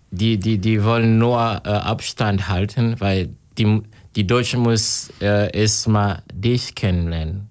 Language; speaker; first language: German; non-native, learner; Kinyarwanda